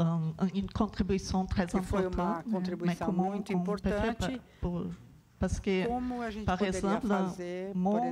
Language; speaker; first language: French; non-native, fluent; Portuguese